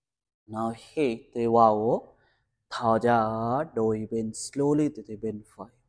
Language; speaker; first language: Vietnamese; non-native, learner; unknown